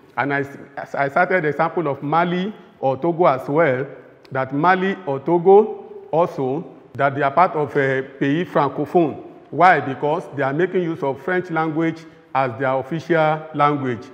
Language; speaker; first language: English; non-native, local second language; Yoruba